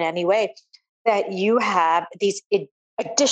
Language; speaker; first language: English; native; English